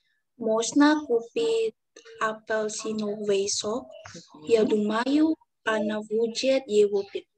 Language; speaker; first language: Russian; non-native, learner; Indonesian